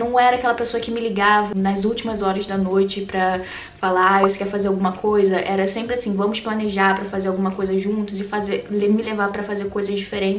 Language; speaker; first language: Portuguese; native; Portuguese